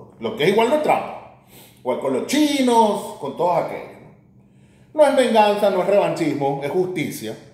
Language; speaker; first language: Spanish; native; Spanish